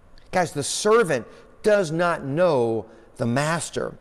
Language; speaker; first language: English; native; English